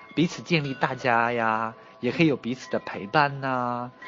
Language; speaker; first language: Chinese; native; Chinese